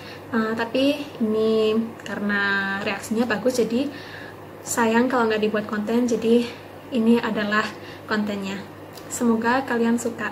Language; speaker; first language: Indonesian; non-native, fluent; Japanese